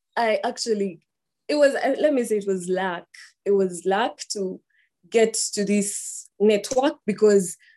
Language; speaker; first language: English; non-native, local second language; Ganda